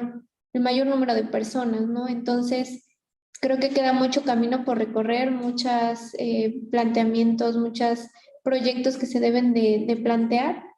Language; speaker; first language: Spanish; native; Spanish